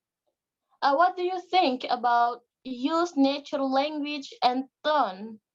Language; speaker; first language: English; non-native, learner; Indonesian